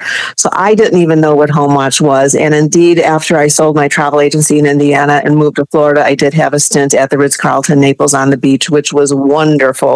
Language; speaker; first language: English; native; English